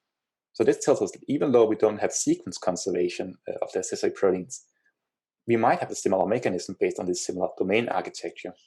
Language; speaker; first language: English; non-native, fluent; Danish